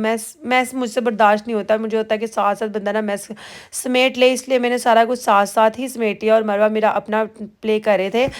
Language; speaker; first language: Urdu; native; Urdu